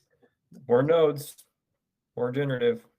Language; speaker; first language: English; native; English